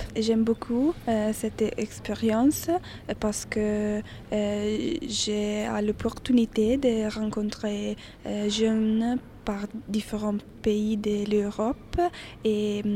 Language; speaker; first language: French; non-native, learner; Italian